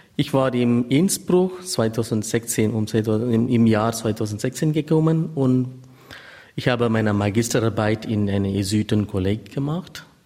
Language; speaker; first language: German; non-native, learner; Tamil